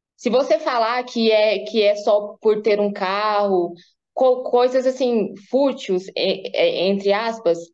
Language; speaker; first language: Portuguese; native; Portuguese